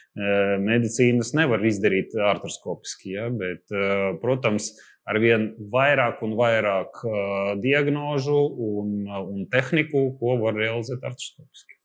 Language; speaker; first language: Latvian; non-native, local second language; Russian